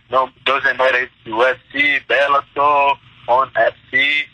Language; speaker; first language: English; non-native, fluent; Portuguese